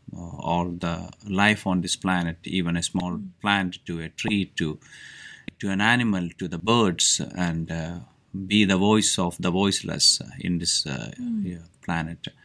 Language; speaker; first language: English; non-native, local second language; Malayalam